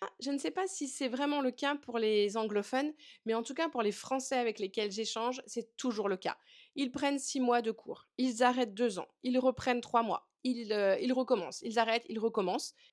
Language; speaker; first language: French; native; French